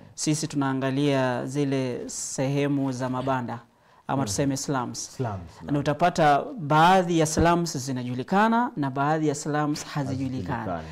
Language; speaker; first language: Swahili; native; Swahili